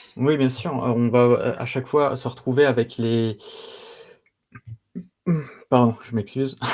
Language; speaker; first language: French; native; French